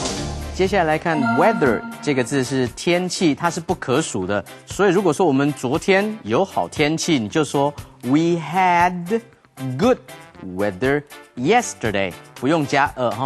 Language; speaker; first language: Chinese; native; Chinese